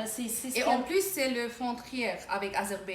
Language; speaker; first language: French; non-native, learner; Armenian